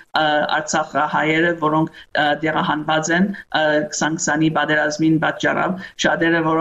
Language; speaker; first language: Armenian; early bilingual, heritage; Armenian